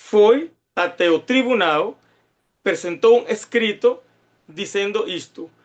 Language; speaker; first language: Portuguese; non-native, fluent; Spanish